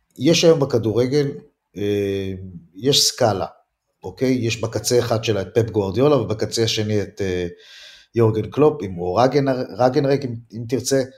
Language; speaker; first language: Hebrew; native; Hebrew